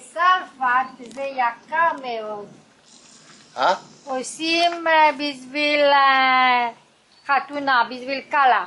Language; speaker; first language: Hebrew; non-native, learner; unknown